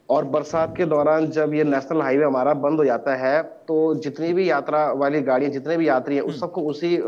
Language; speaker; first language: Hindi; native; Hindi